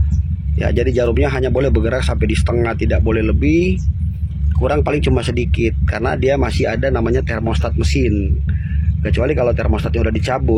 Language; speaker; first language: Indonesian; native; Indonesian